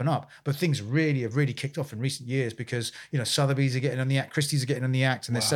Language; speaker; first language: English; native; English